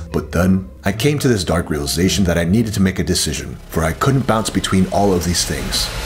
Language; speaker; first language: English; native; English